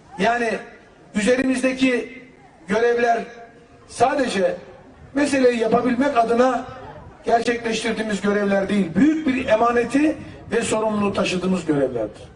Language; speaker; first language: Turkish; native; Turkish